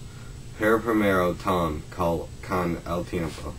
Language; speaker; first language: Spanish; non-native, learner; English